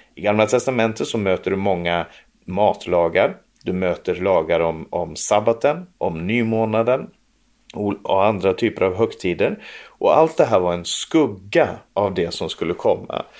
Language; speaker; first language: Swedish; native; Swedish